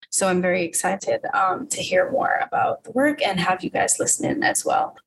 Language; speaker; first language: English; native; English